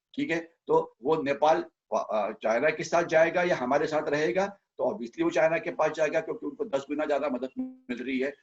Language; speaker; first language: Hindi; non-native, local second language; Marathi